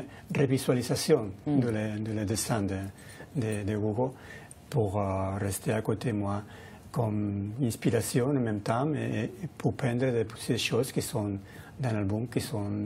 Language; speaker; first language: French; non-native, learner; Spanish